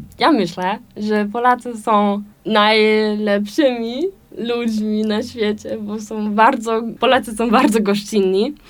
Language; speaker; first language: Polish; non-native, learner; German